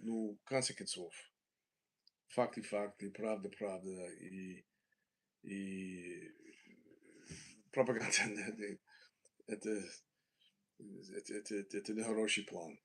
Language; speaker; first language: Russian; non-native, learner; English